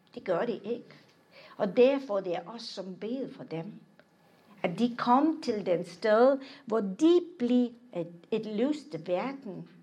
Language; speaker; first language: Danish; non-native, fluent; English